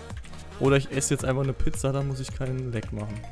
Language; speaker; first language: German; native; German